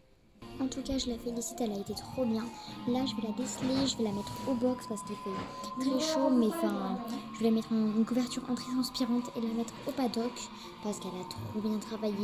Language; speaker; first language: French; native; French